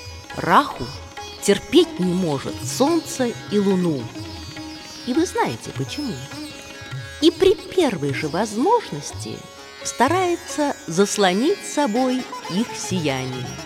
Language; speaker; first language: Russian; native; Russian